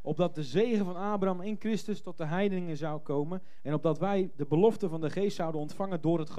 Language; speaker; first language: Dutch; native; Dutch